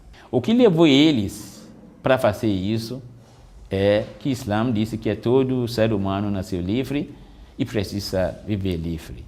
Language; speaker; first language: Portuguese; non-native, fluent; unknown